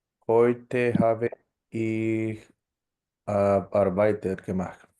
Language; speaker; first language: German; non-native, learner; Spanish